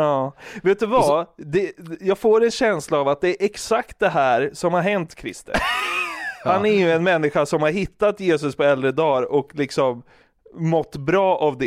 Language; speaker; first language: Swedish; native; Swedish